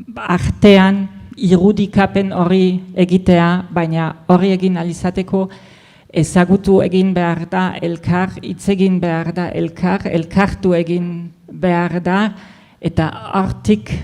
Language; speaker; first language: Basque; non-native, fluent; German